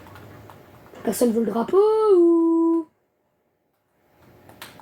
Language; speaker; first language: French; native; French